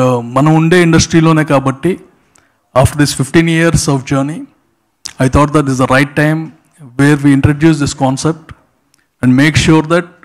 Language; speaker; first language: English; non-native, local second language; Telugu